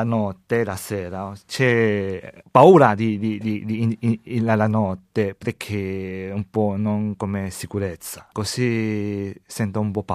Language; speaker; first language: Italian; non-native, learner; Chinese